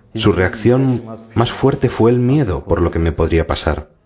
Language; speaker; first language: Spanish; non-native, fluent; Turkish